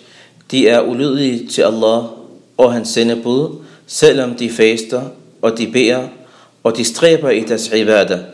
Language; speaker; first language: Danish; early bilingual, other home language; Arabic